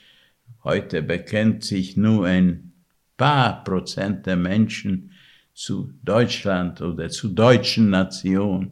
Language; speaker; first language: German; non-native, fluent; Hungarian